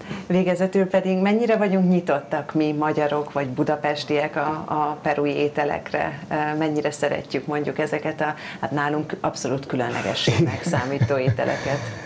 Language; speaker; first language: Hungarian; native; Hungarian